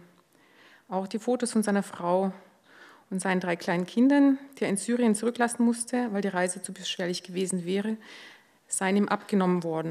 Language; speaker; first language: German; non-native, fluent; Hungarian